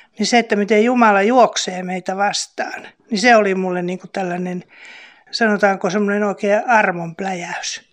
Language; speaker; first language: Finnish; native; Finnish